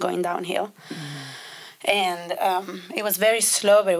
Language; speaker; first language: English; non-native, fluent; Italian